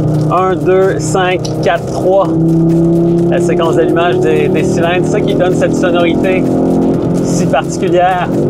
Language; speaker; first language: French; native; French